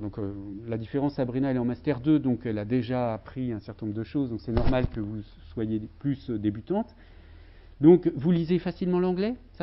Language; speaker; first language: French; native; French